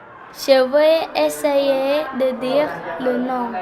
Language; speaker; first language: French; non-native, learner; Khmer